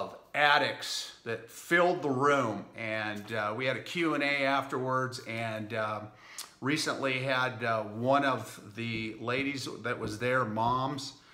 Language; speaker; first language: English; native; English